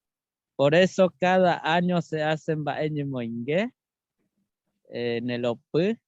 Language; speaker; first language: Spanish; non-native, local second language; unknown